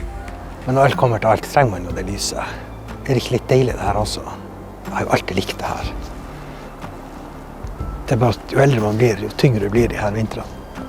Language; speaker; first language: Norwegian; native; Norwegian